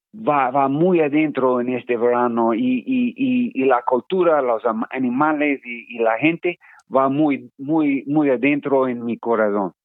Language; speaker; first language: Spanish; non-native, learner; English